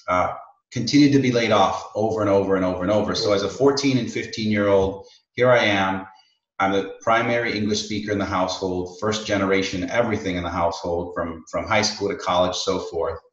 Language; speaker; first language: English; native; English